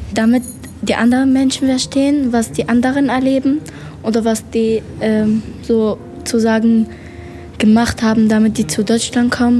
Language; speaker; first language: German; non-native, learner; Arabic